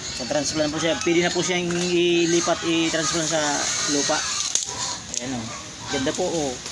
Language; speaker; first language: Filipino; non-native, local second language; Bikol